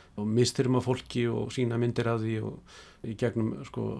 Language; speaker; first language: Icelandic; native; Icelandic